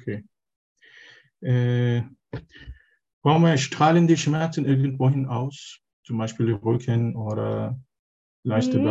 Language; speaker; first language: German; non-native, learner; Turkish